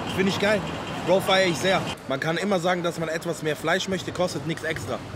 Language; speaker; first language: German; native; German